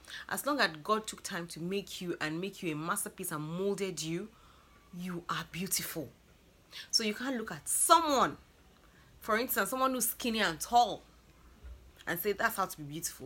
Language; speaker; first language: English; non-native, local second language; Yoruba